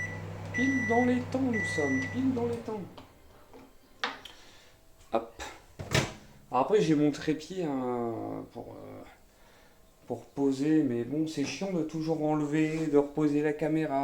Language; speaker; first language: French; native; French